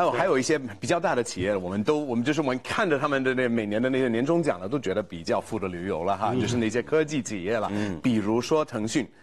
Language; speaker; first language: Chinese; non-native, fluent; English